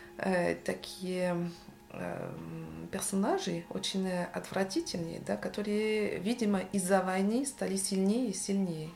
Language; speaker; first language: Russian; non-native, fluent; French